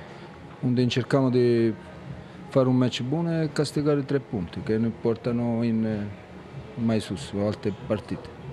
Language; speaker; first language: Romanian; non-native, learner; Italian